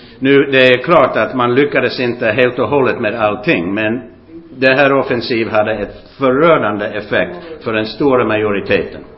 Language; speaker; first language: Swedish; non-native, fluent; English